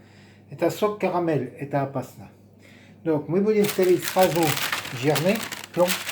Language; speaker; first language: Russian; non-native, learner; French